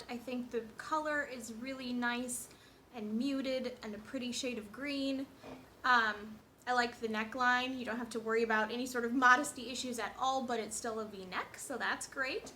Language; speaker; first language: English; native; English